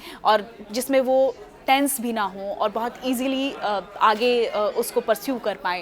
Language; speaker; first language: Hindi; native; Hindi